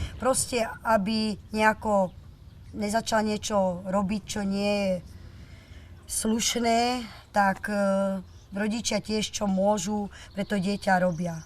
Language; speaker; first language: Slovak; non-native, local second language; Romany